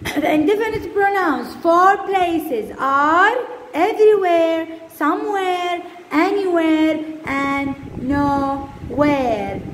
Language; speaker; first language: English; non-native, fluent; Arabic